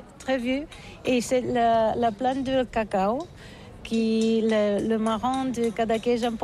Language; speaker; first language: French; non-native, learner; Catalan